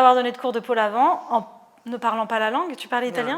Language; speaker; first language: French; native; French